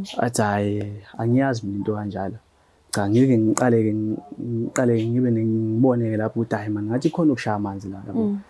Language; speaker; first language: Zulu; native; Zulu